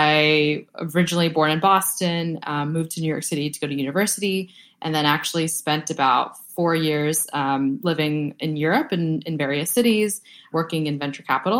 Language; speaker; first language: English; early bilingual, other home language; Vietnamese